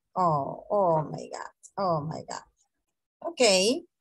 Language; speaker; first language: English; non-native, fluent; Spanish